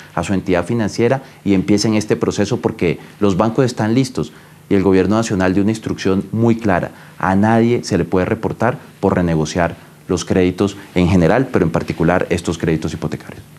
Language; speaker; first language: Spanish; native; Spanish